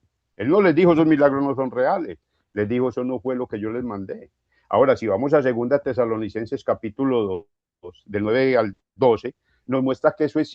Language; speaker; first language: Spanish; native; Spanish